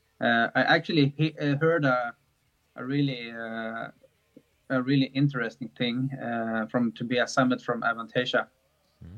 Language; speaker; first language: English; non-native, fluent; Swedish